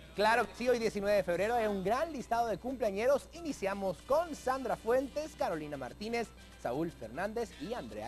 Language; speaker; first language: Spanish; native; Spanish